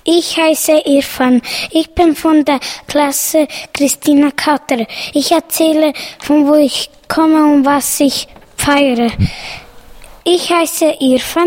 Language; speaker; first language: German; early bilingual, other home language; Bosnian